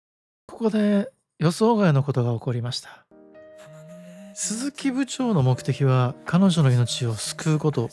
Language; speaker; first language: Japanese; native; Japanese